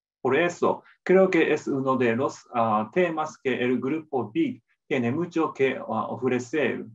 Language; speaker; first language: Spanish; non-native, fluent; Japanese